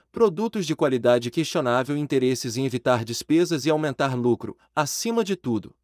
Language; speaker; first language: Portuguese; native; Portuguese